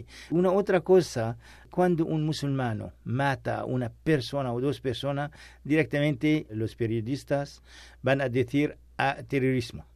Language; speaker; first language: Spanish; non-native, learner; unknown